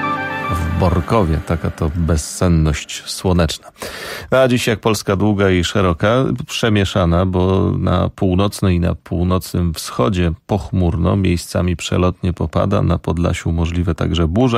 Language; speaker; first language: Polish; native; Polish